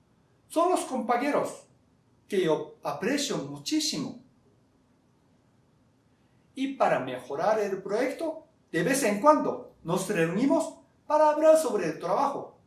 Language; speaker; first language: Spanish; non-native, fluent; Japanese